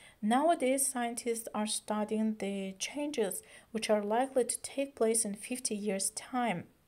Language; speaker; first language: English; non-native, fluent; Azerbaijani